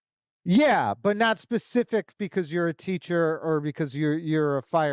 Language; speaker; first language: English; native; English